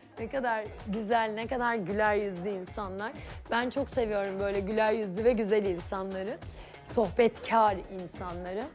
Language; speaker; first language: Turkish; native; Turkish